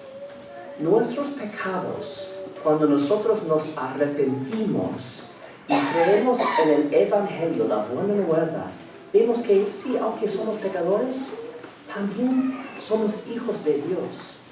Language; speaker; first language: Spanish; non-native, fluent; English